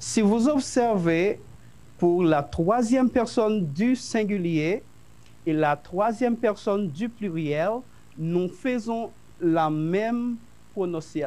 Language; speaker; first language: French; non-native, fluent; Spanish